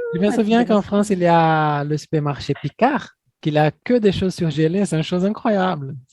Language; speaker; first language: French; non-native, fluent; Portuguese